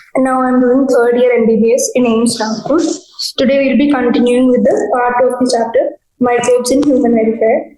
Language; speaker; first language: English; non-native, local second language; Malayalam